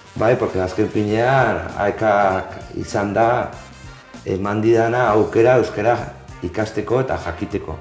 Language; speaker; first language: Basque; non-native, local second language; Spanish